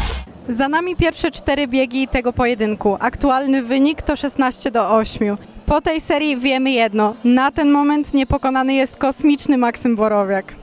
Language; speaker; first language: Polish; native; Polish